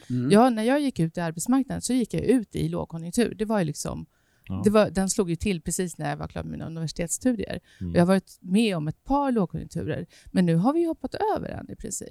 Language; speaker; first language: Swedish; native; Swedish